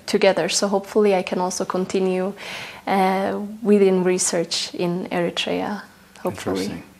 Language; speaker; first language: English; non-native, fluent; Tigrinya